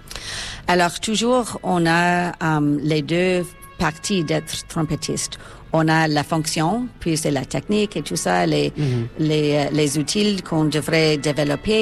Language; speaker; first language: French; non-native, local second language; English